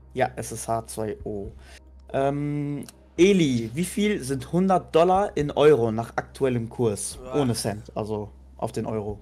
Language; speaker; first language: German; native; German